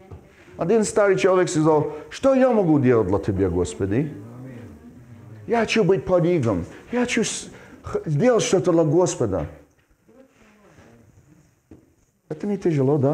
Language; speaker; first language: Russian; non-native, fluent; English